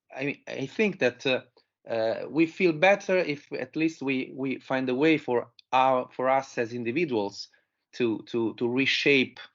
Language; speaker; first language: English; non-native, fluent; Italian